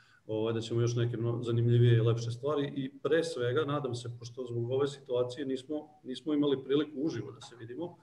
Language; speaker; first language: Serbian; native; Serbian